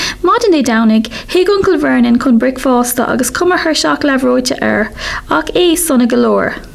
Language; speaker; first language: Irish; non-native, local second language; English